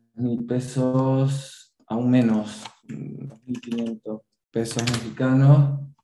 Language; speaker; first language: Spanish; native; Spanish